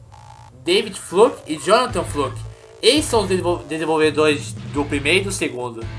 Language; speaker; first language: Portuguese; native; Portuguese